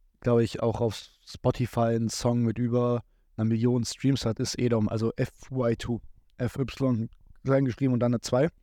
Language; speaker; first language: German; native; German